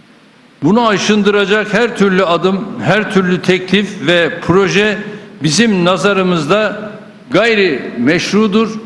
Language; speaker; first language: Turkish; native; Turkish